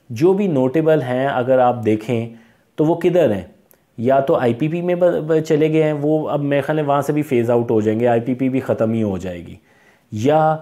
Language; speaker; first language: Urdu; non-native, local second language; Punjabi